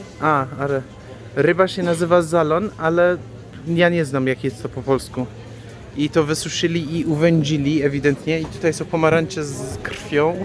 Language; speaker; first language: Polish; non-native, fluent; Persian